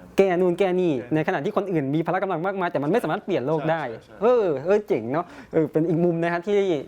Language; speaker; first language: Thai; native; Thai